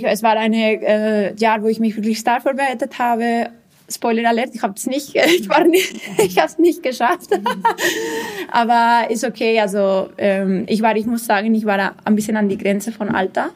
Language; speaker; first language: German; non-native, fluent; Spanish